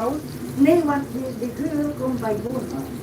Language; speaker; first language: Dutch; non-native, learner; Filipino